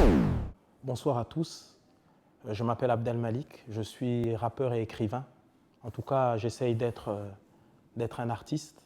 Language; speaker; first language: French; native; French